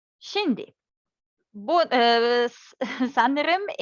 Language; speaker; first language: Turkish; non-native, learner; Serbian